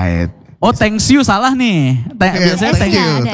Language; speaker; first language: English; non-native, learner; Indonesian